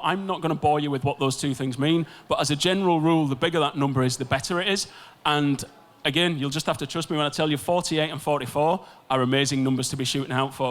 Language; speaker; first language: English; native; English